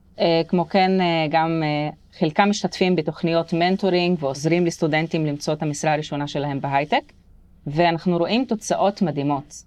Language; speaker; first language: Hebrew; non-native, local second language; Arabic